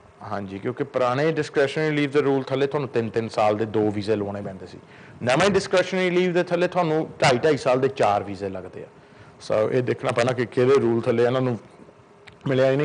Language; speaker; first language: Punjabi; early bilingual, heritage; Punjabi